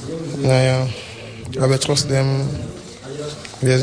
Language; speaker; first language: German; non-native, learner; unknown